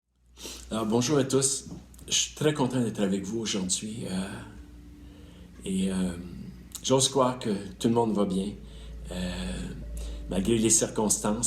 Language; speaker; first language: French; native; French